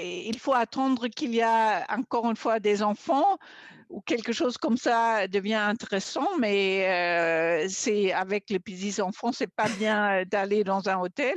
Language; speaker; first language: French; non-native, fluent; German